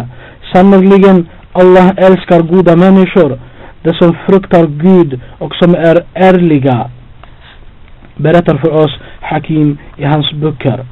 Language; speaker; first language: Swedish; non-native, fluent; Albanian